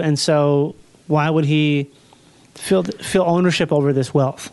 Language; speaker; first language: English; native; English